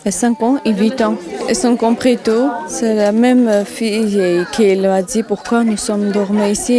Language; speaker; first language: French; non-native, learner; Armenian